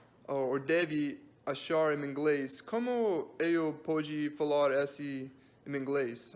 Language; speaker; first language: Portuguese; non-native, learner; English